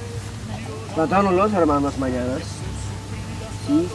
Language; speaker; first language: Spanish; non-native, learner; English